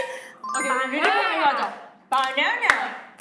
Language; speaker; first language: Korean; native; Korean